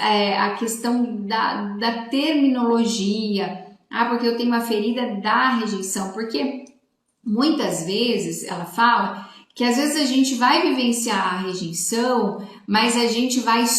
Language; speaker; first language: Portuguese; native; Portuguese